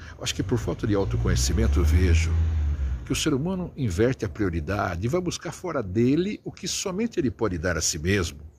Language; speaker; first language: Portuguese; native; Portuguese